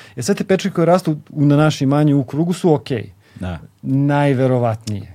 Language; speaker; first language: Serbian; native; Serbian